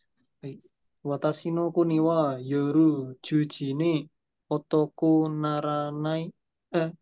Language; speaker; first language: Japanese; non-native, learner; Indonesian